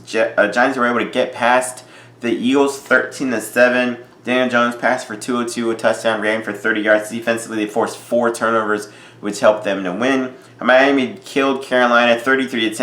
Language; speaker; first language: English; native; English